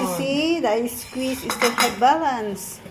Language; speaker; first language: English; non-native, local second language; Filipino